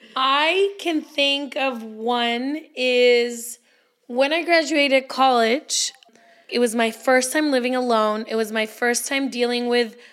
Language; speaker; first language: English; early bilingual, heritage; Spanish